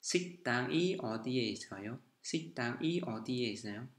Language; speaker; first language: Korean; non-native, fluent; Vietnamese